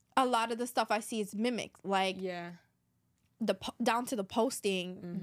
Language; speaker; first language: English; native; English